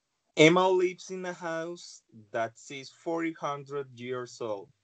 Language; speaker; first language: English; non-native, learner; Spanish